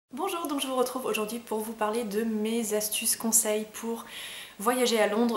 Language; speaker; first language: French; native; French